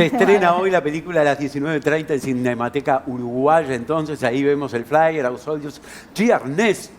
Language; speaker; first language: Spanish; native; Spanish